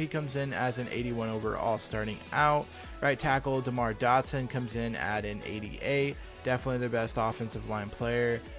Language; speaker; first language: English; native; English